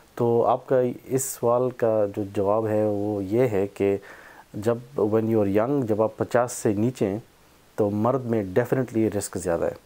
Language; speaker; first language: Urdu; non-native, local second language; Pashto